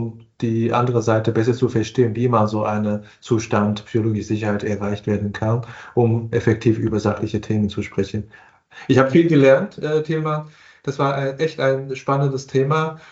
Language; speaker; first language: German; non-native, fluent; Chinese